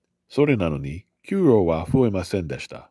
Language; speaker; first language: Japanese; non-native, learner; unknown